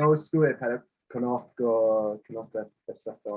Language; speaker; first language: Spanish; non-native, fluent; English